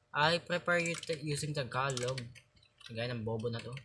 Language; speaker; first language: English; non-native, local second language; Filipino